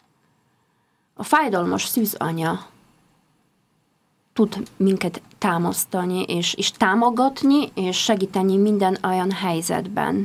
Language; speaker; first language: Hungarian; non-native, fluent; Polish